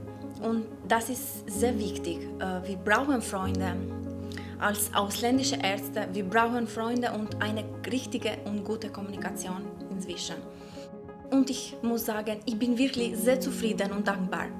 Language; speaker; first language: German; non-native, fluent; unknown